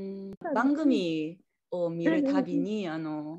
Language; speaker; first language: Japanese; non-native, learner; English